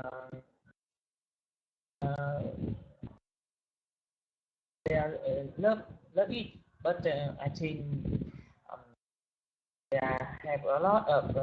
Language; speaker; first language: English; non-native, learner; Vietnamese